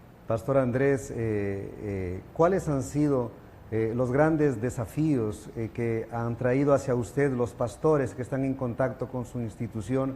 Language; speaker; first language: Spanish; non-native, fluent; Portuguese